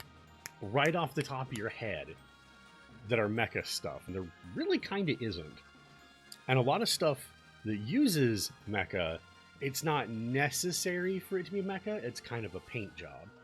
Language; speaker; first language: English; native; English